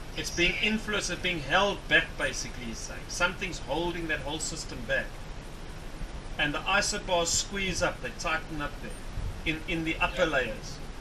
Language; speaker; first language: English; native; English